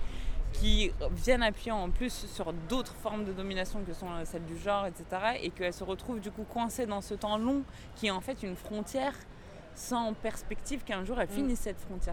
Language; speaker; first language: French; native; French